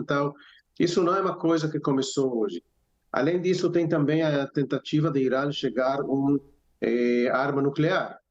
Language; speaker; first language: Portuguese; non-native, fluent; Hebrew